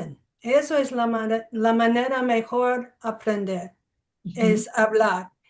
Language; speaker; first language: Spanish; non-native, fluent; English